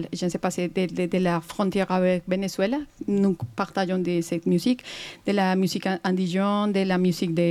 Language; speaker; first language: French; non-native, fluent; Spanish